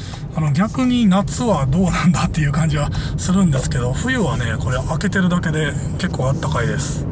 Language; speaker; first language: Japanese; native; Japanese